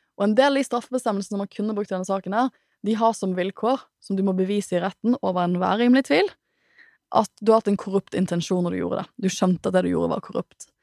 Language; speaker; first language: Norwegian; native; Norwegian